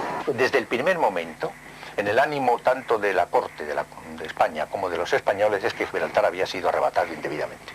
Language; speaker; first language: Spanish; native; Spanish